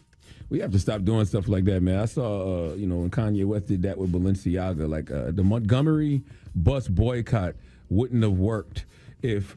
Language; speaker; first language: English; native; English